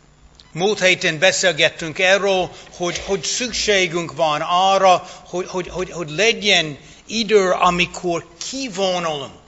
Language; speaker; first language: Hungarian; non-native, fluent; English